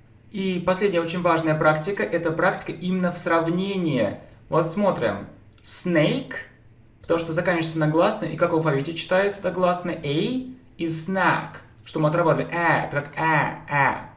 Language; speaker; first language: Russian; native; Russian